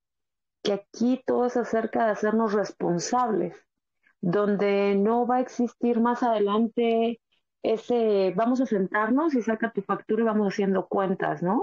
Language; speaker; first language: Spanish; native; Spanish